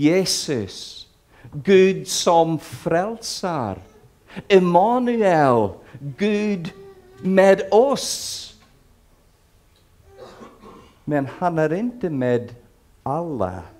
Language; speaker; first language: Swedish; non-native, fluent; English